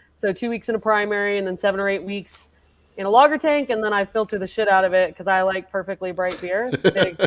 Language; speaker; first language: English; native; English